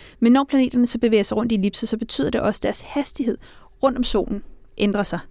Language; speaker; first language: Danish; native; Danish